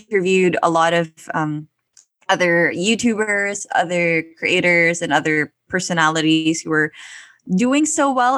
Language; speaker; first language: English; non-native, local second language; Filipino